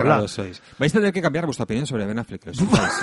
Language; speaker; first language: Spanish; native; Spanish